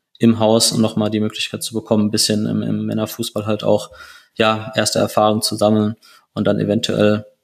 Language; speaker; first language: German; native; German